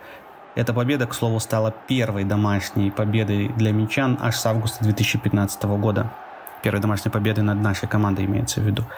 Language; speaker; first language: Russian; native; Russian